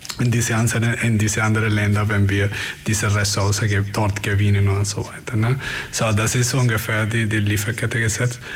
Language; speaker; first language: German; non-native, fluent; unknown